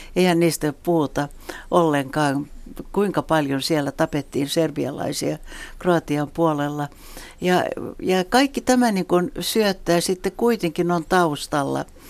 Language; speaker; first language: Finnish; non-native, local second language; Swedish